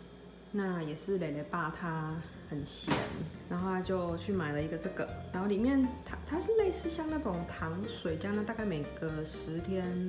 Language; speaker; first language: Chinese; native; Chinese